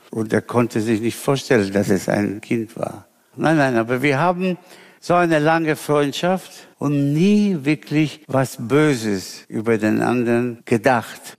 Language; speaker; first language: German; non-native, fluent; Spanish